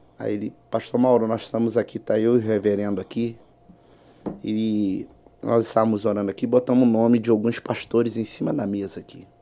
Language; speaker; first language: Portuguese; native; Portuguese